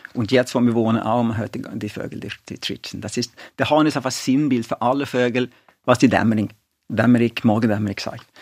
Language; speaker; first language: German; non-native, fluent; Swedish